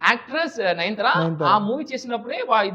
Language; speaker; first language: Telugu; non-native, learner; Tamil